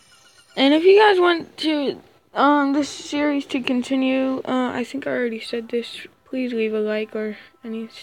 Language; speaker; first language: English; native; English